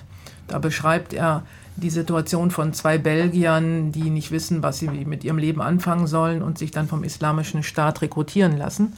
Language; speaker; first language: German; native; German